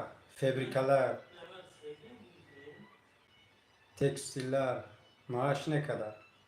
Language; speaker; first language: Turkish; non-native, learner; Tajik